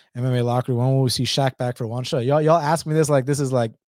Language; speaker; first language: English; early bilingual, other home language; Spanish